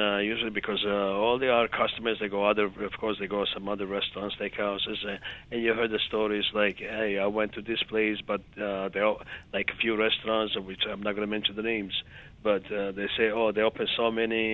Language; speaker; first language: English; non-native, fluent; Serbian